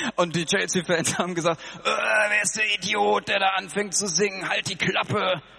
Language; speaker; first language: German; native; German